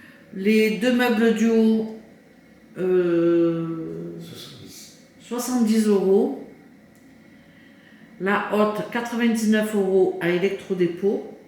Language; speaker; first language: French; native; French